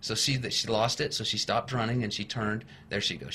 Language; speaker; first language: English; native; English